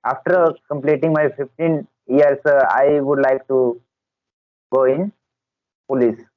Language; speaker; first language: English; non-native, learner; Hindi